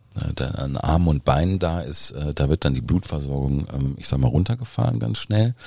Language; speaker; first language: German; native; German